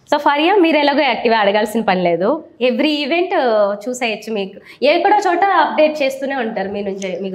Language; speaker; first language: Telugu; native; Telugu